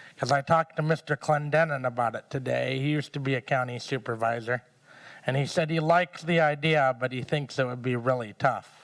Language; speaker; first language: English; native; English